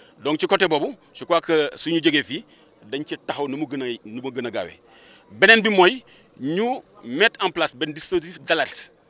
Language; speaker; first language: French; non-native, local second language; Wolof